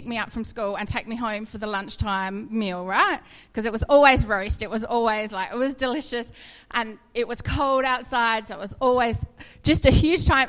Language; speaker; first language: English; native; English